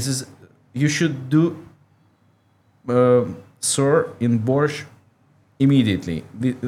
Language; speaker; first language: English; non-native, learner; Russian